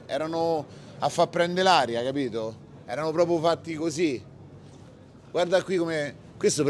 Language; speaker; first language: Italian; native; Italian